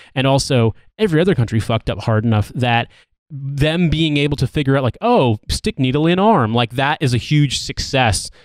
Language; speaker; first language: English; native; English